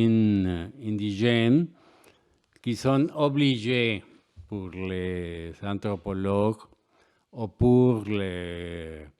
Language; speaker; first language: French; non-native, learner; Spanish